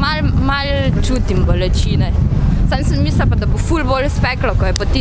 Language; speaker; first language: Slovenian; native; Slovenian